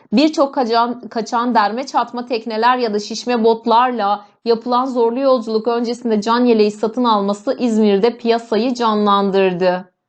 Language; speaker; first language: Turkish; native; Turkish